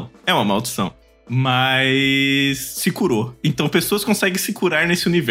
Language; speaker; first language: Portuguese; native; Portuguese